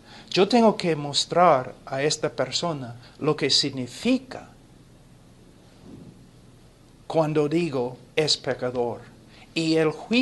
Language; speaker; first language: Spanish; non-native, fluent; English